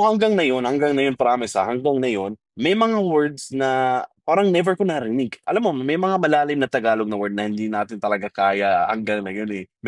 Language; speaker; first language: Filipino; non-native, fluent; Arabic